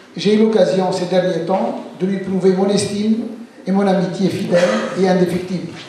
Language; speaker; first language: French; non-native, local second language; Arabic